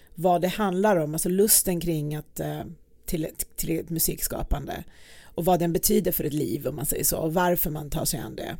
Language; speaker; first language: Swedish; early bilingual, other home language; Persian